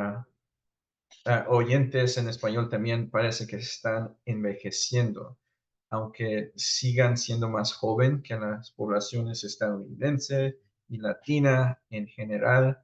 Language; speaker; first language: Spanish; early bilingual, heritage; Spanish